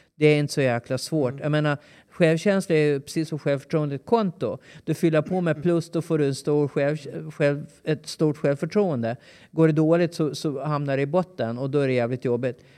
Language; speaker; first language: Swedish; native; Swedish